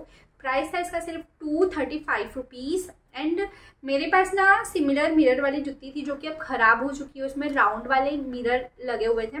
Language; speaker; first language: Hindi; native; Hindi